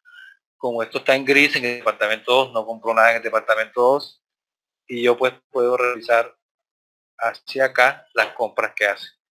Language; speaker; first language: Spanish; native; Spanish